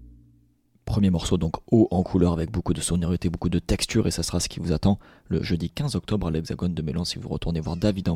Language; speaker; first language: French; native; French